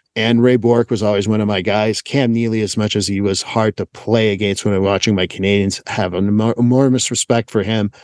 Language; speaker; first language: English; native; English